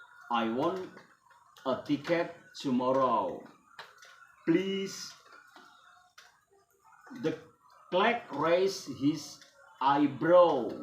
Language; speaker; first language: English; non-native, learner; Indonesian